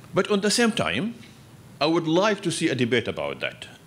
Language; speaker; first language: English; non-native, fluent; Arabic